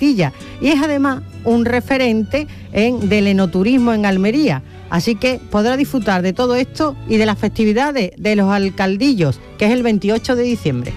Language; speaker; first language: Spanish; native; Spanish